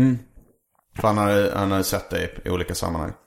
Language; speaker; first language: Swedish; native; Swedish